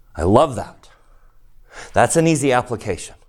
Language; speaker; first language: English; native; English